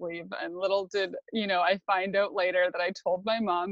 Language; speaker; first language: English; native; English